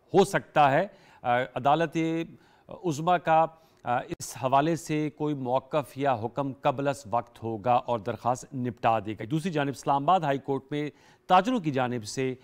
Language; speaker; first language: Hindi; native; Hindi